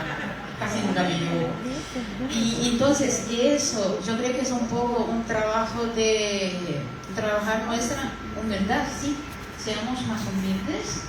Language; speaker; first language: Spanish; non-native, fluent; Portuguese